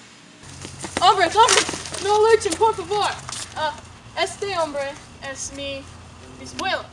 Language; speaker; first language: Spanish; non-native, learner; English